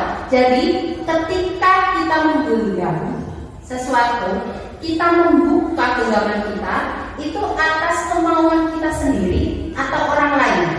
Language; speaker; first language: Indonesian; native; Indonesian